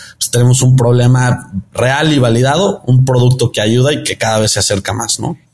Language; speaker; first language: Spanish; early bilingual, heritage; Spanish